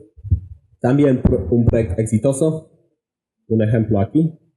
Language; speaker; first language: Spanish; non-native, fluent; English